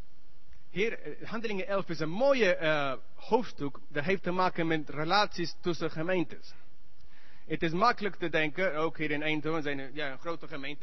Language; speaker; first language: Dutch; non-native, learner; English